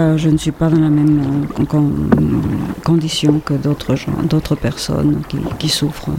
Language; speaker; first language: French; non-native, fluent; Spanish